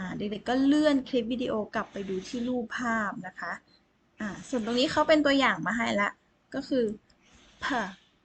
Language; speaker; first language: Thai; native; Thai